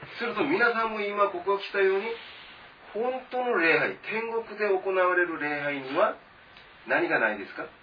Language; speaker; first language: Japanese; non-native, fluent; Korean